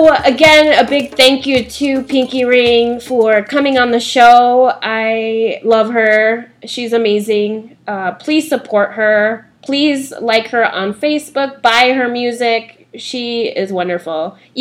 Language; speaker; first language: English; native; English